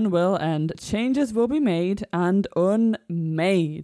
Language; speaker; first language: English; native; English